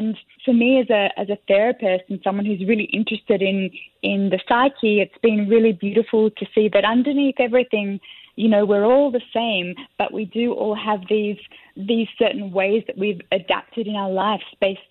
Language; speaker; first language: English; native; English